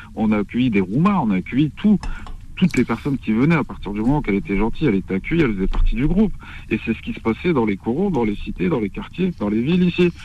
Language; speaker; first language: French; early bilingual, other home language; Arabic